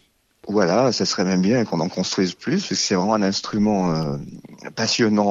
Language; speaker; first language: French; native; French